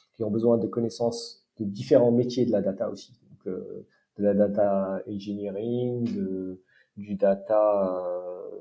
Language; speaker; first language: French; non-native, local second language; Arabic